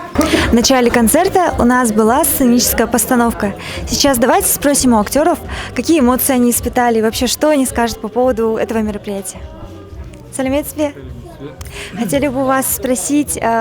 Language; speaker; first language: Russian; native; Russian